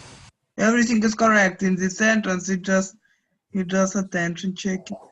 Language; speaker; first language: English; non-native, fluent; Ukrainian